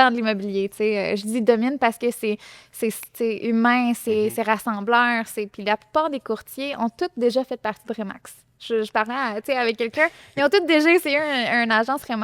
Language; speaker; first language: French; native; French